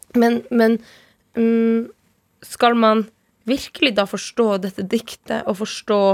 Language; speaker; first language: Norwegian; non-native, local second language; Northern Sami